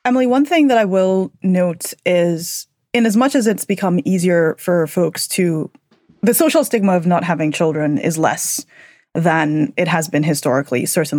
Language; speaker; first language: English; native; English